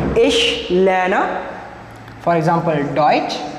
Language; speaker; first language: German; non-native, learner; Marathi